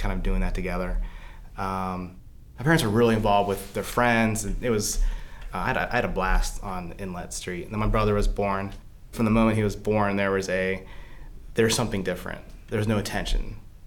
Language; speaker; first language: English; native; English